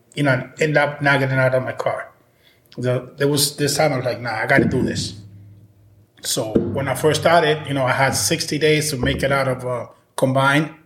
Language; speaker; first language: English; non-native, fluent; Spanish